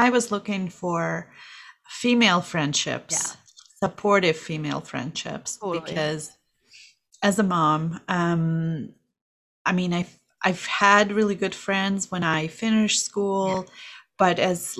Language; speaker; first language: English; non-native, fluent; Kazakh